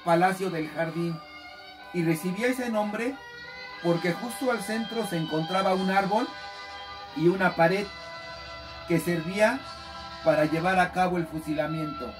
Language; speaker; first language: Spanish; native; Spanish